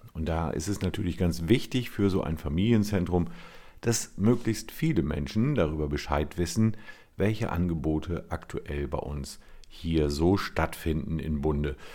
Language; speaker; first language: German; native; German